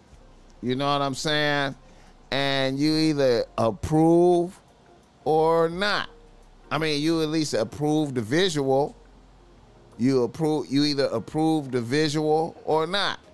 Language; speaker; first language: English; native; English